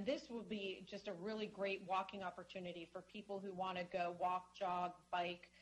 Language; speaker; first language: English; native; English